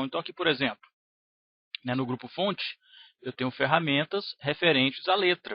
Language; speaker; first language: Portuguese; native; Portuguese